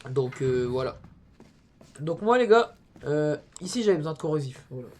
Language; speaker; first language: French; native; French